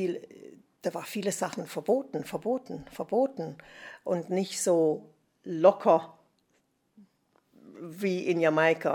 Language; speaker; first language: German; non-native, fluent; English